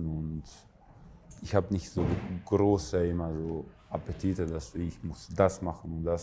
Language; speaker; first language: German; non-native, fluent; Croatian